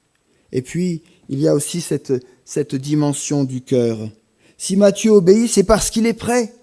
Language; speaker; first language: French; native; French